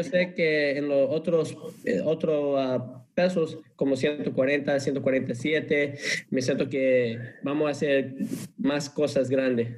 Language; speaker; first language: Spanish; early bilingual, heritage; English